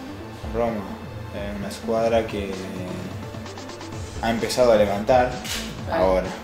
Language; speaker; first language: Italian; non-native, learner; Spanish